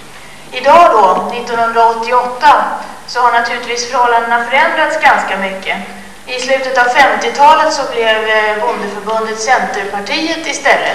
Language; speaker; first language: Swedish; native; Swedish